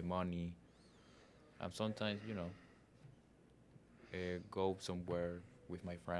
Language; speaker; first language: English; non-native, learner; Spanish